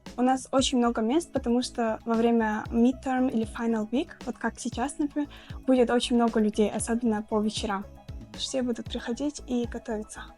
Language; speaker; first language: Russian; non-native, local second language; Tajik